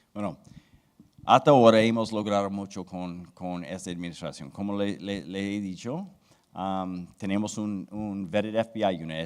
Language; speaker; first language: Spanish; non-native, fluent; English